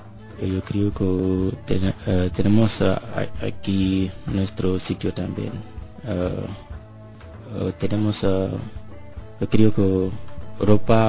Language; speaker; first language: Spanish; non-native, learner; French